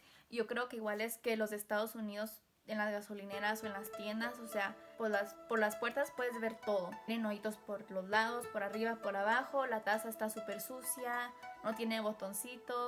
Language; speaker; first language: Spanish; early bilingual, heritage; Spanish